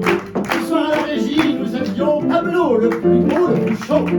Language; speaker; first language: French; native; French